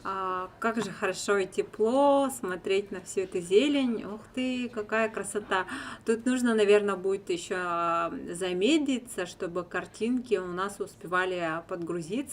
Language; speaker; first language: Russian; native; Russian